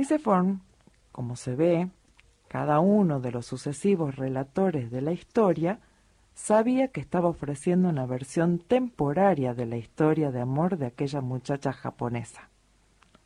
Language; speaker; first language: Spanish; native; Spanish